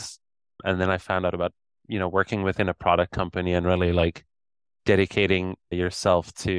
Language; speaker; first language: English; native; English